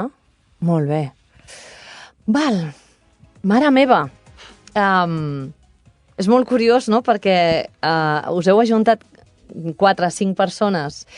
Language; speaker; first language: Catalan; native; Catalan